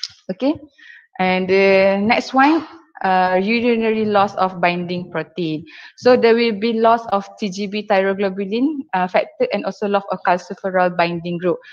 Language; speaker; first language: English; non-native, local second language; Malay